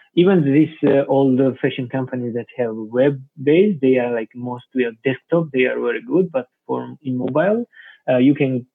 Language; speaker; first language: English; non-native, fluent; Georgian